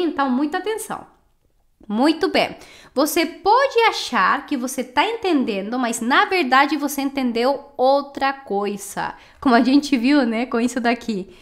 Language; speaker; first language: Portuguese; non-native, fluent; Spanish